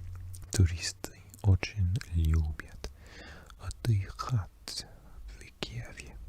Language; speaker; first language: Russian; non-native, learner; English